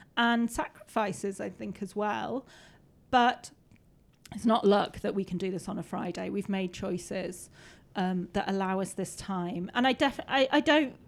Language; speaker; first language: English; native; English